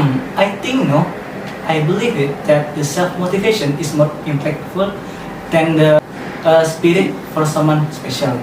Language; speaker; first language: English; non-native, learner; Indonesian